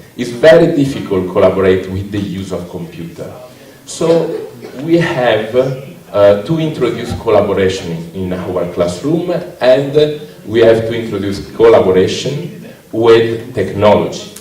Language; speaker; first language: English; non-native, learner; Italian